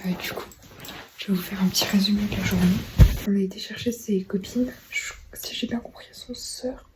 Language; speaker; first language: French; native; French